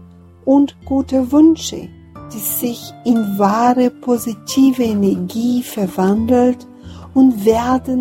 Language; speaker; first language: German; non-native, fluent; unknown